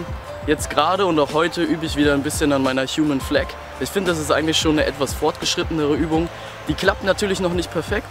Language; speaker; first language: German; native; German